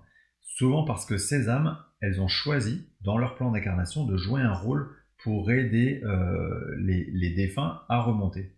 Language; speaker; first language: French; native; French